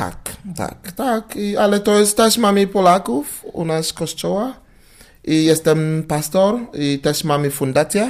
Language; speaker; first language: Polish; non-native, learner; English